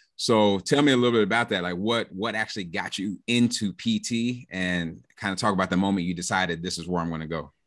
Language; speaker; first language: English; native; English